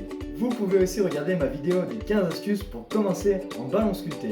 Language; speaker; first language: French; native; French